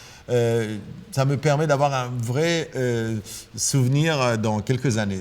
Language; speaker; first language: French; non-native, fluent; Persian